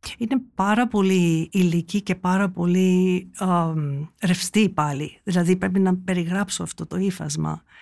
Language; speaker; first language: Greek; early bilingual, heritage; Greek